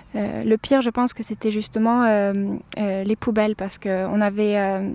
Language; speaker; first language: French; native; French